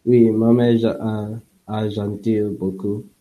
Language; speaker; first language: French; non-native, learner; English